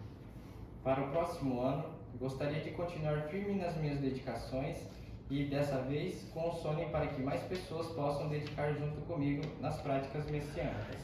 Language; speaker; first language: Portuguese; native; Portuguese